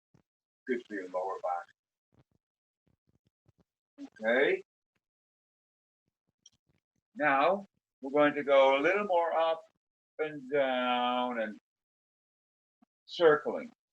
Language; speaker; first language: English; native; English